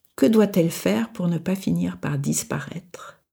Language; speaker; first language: French; native; French